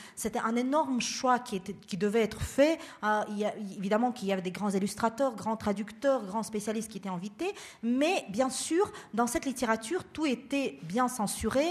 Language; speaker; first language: French; non-native, fluent; Russian